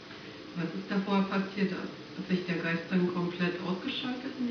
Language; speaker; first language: German; native; German